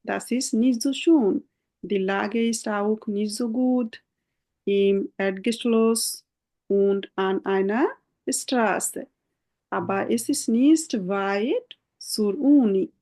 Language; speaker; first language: German; non-native, fluent; Bangla